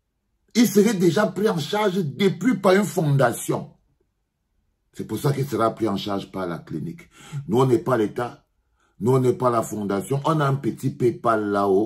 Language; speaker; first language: French; native; French